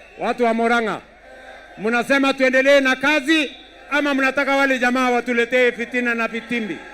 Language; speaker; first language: Swahili; non-native, local second language; Kalenjin